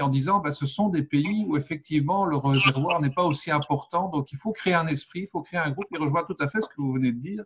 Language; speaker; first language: French; native; French